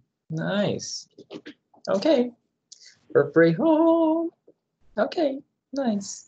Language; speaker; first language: English; non-native, learner; Portuguese